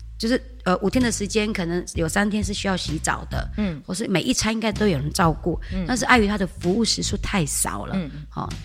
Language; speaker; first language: Chinese; native; Chinese